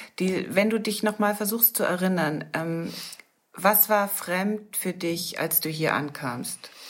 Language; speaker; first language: German; native; German